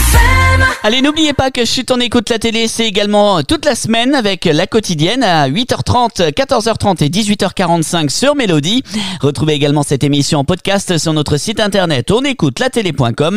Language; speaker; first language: French; native; French